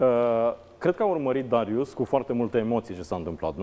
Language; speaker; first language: Romanian; native; Romanian